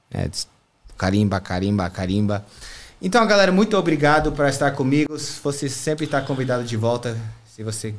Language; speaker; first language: Portuguese; non-native, fluent; English